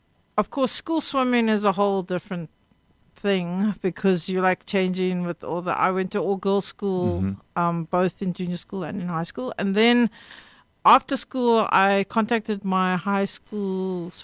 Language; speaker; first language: English; native; English